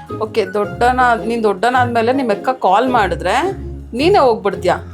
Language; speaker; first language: Kannada; native; Kannada